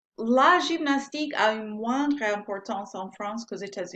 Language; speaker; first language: French; non-native, fluent; English